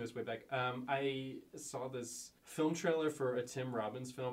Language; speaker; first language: English; native; English